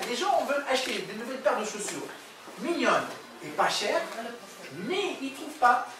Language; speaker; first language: French; non-native, local second language; Arabic